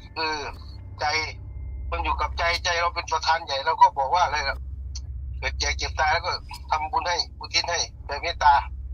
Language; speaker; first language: Thai; non-native, local second language; Northeastern Thai